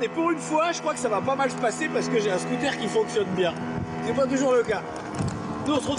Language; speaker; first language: French; native; French